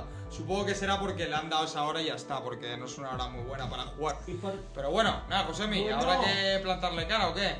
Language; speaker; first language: Spanish; native; Spanish